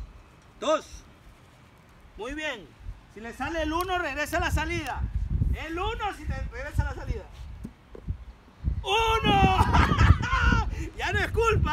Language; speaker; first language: Spanish; native; Spanish